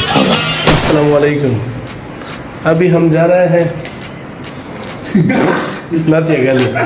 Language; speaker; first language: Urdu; non-native, local second language; Pashto